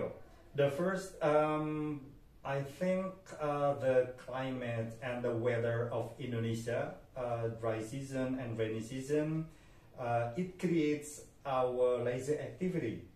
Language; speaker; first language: English; non-native, fluent; Indonesian